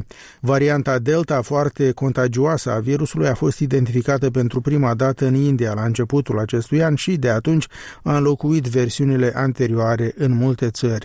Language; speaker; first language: Romanian; native; Romanian